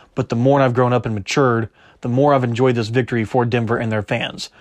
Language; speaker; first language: English; native; English